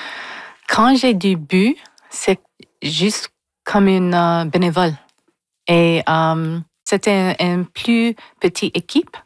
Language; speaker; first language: French; non-native, local second language; English